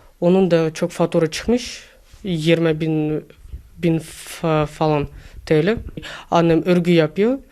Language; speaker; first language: Turkish; early bilingual, other home language; Kazakh